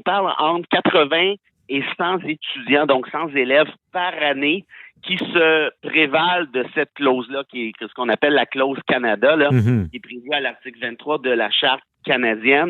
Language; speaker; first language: French; native; French